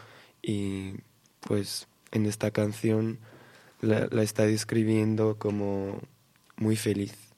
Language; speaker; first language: Spanish; early bilingual, heritage; Spanish